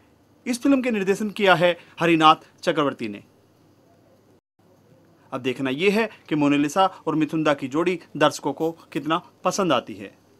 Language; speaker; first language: Hindi; native; Hindi